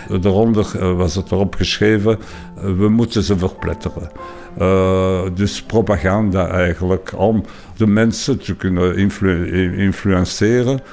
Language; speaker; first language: Dutch; non-native, local second language; French